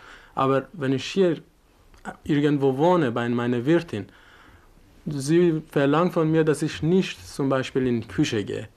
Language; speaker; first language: German; non-native, learner; Persian